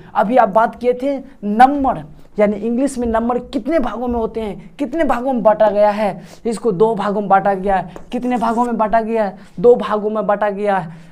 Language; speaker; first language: Hindi; native; Hindi